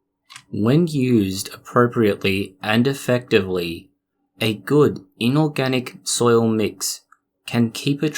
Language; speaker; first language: English; native; English